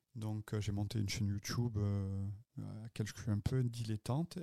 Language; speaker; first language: French; native; French